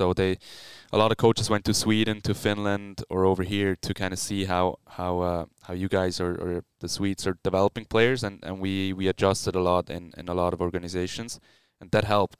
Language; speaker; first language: English; non-native, fluent; Swiss German